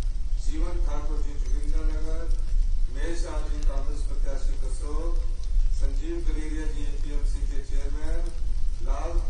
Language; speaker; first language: Hindi; native; Hindi